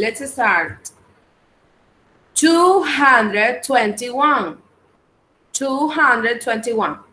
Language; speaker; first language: English; non-native, fluent; Spanish